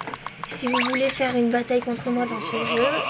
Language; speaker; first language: French; native; French